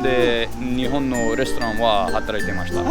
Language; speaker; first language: Japanese; non-native, learner; English